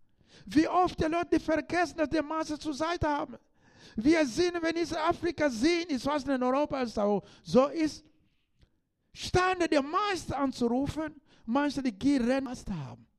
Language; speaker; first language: German; non-native, learner; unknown